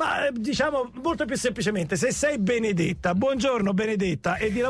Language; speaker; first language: Italian; native; Italian